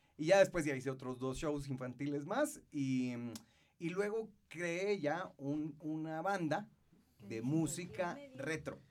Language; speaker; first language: Spanish; native; Spanish